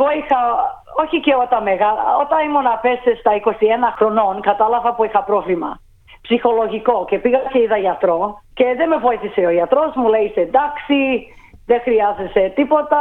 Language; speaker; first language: Greek; early bilingual, heritage; Greek